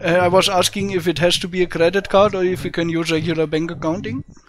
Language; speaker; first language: English; non-native, fluent; German